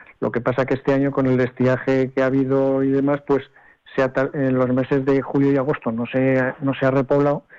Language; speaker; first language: Spanish; native; Spanish